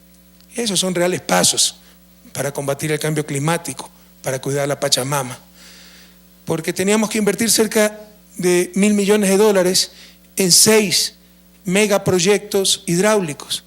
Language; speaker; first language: Spanish; native; Spanish